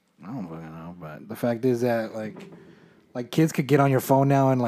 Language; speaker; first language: English; early bilingual, other home language; Spanish